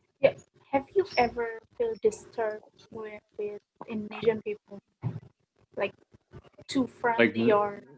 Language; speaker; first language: English; non-native, learner; Indonesian